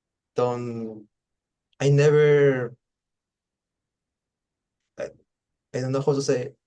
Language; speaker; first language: English; non-native, learner; Spanish